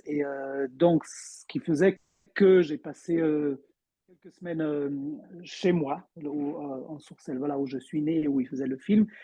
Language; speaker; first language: French; non-native, fluent; Romansh